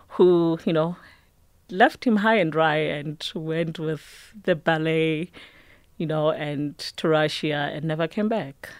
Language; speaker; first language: English; non-native, local second language; Tswana